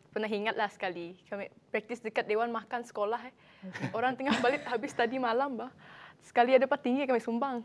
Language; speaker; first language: Malay; native; Malay